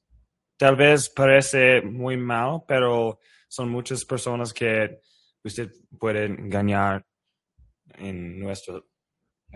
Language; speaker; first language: Spanish; non-native, learner; English